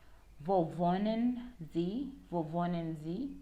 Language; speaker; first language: German; non-native, learner; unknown